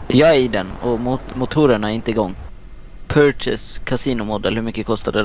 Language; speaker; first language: Swedish; native; Swedish